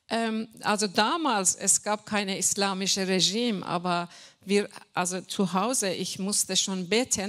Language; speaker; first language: German; non-native, learner; Persian